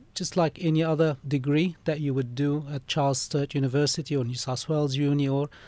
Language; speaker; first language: English; early bilingual, other home language; Arabic